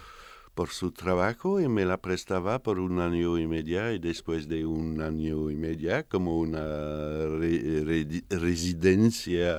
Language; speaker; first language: Spanish; non-native, fluent; French